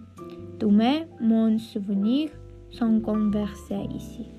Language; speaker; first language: French; non-native, learner; Armenian